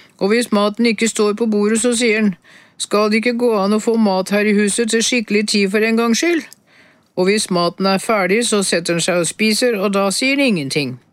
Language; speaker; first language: Norwegian; native; Norwegian